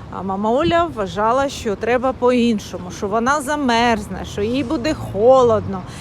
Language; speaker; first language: Ukrainian; native; Ukrainian